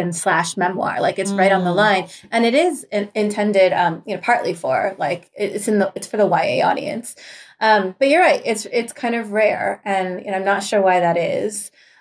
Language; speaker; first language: English; native; English